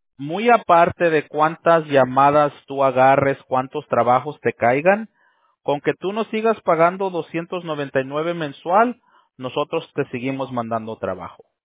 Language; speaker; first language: Spanish; early bilingual, heritage; Spanish